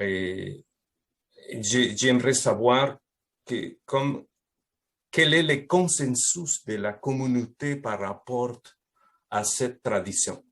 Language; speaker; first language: French; non-native, fluent; Spanish